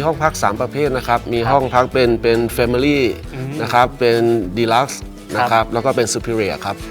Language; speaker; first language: Thai; native; Thai